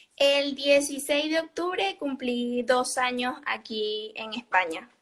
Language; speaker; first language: Spanish; native; Spanish